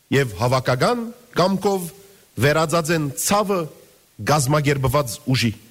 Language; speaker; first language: Armenian; native; Armenian